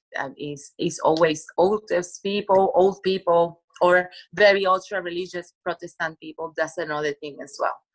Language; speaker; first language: English; non-native, fluent; Spanish